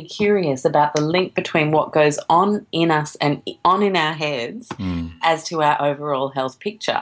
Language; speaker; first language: English; native; English